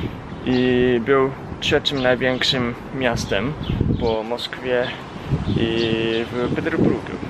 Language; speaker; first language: Polish; non-native, fluent; Japanese